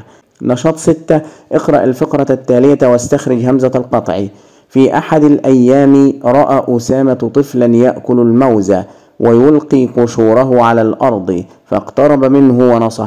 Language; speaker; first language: Arabic; native; Arabic